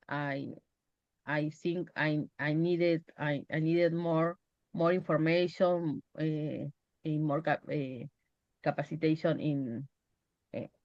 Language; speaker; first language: English; non-native, learner; Spanish